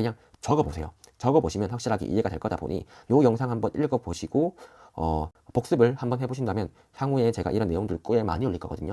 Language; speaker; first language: Korean; native; Korean